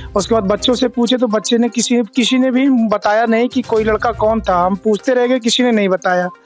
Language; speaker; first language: Hindi; native; Hindi